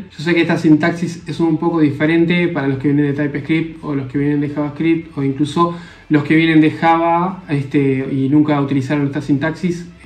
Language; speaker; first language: Spanish; native; Spanish